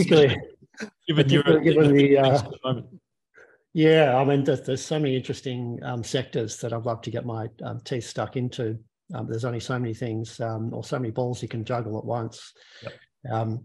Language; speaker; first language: English; native; English